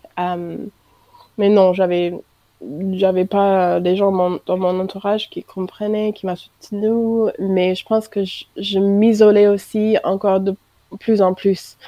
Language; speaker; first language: French; non-native, fluent; English